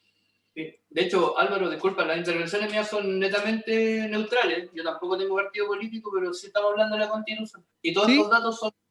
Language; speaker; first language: Spanish; native; Spanish